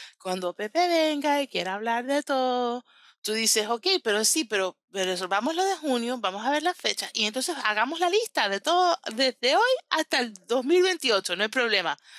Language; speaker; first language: Spanish; early bilingual, heritage; Spanish